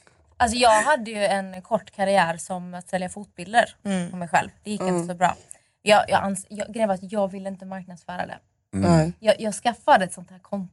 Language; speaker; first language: Swedish; native; Swedish